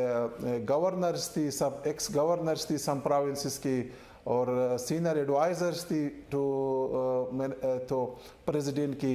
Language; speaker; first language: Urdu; non-native, learner; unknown